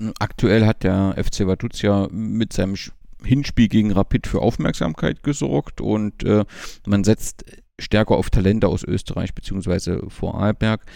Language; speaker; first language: German; native; German